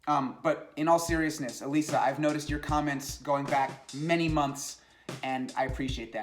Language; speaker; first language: English; native; English